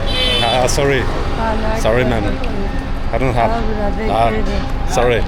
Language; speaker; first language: English; non-native, learner; French